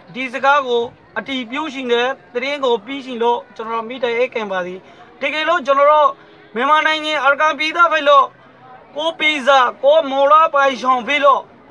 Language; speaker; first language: Burmese; non-native, local second language; Rohingya